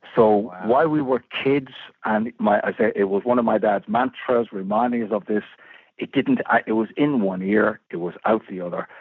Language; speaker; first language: English; native; English